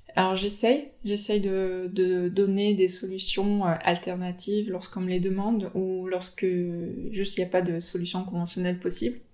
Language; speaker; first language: French; native; French